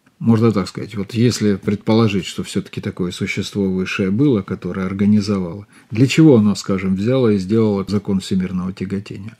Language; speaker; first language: Russian; native; Russian